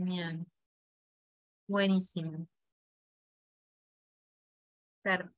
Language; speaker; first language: Spanish; native; Spanish